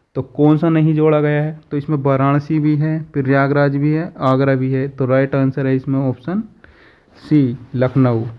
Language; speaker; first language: Hindi; native; Hindi